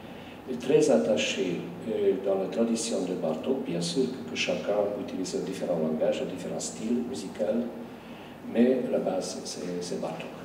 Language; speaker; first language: French; non-native, fluent; Hungarian